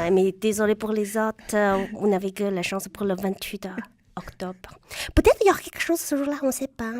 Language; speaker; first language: French; non-native, fluent; Chinese